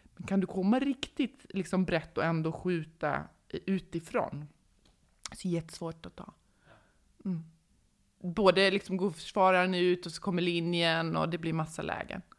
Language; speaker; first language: Swedish; native; Swedish